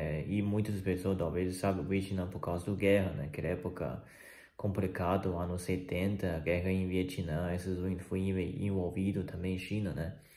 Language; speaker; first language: Portuguese; non-native, fluent; Chinese